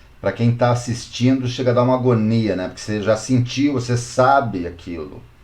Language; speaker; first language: Portuguese; native; Portuguese